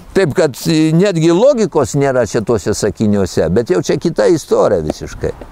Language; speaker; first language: Lithuanian; native; Lithuanian